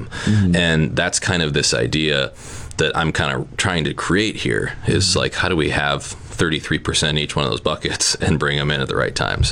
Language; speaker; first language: English; native; English